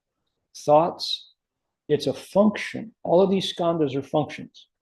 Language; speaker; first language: English; native; English